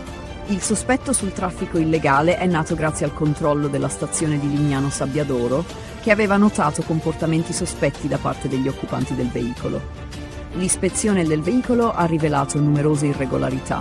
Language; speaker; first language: Italian; native; Italian